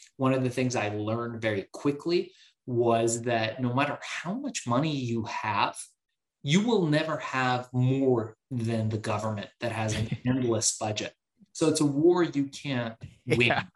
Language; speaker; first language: English; early bilingual, other home language; Persian